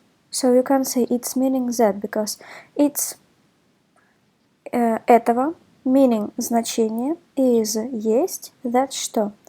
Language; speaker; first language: English; non-native, fluent; Russian